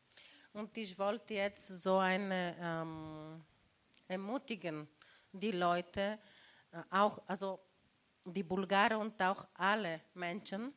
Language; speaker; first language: German; non-native, learner; Bulgarian